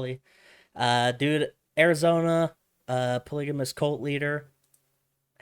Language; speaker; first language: English; native; English